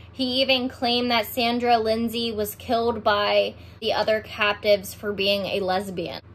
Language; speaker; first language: English; native; English